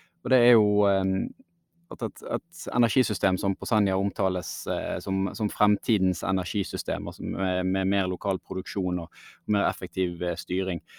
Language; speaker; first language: Norwegian; native; Norwegian